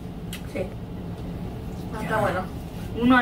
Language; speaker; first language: Spanish; early bilingual, heritage; Spanish